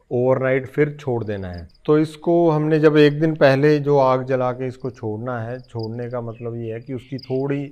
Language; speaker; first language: Hindi; non-native, local second language; Punjabi